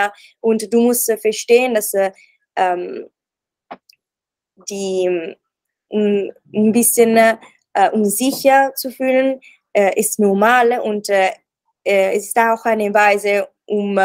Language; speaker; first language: German; non-native, learner; Italian